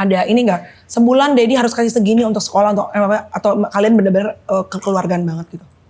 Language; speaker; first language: Indonesian; native; Indonesian